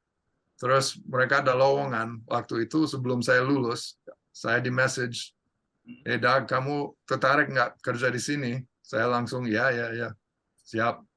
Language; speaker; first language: Indonesian; non-native, fluent; English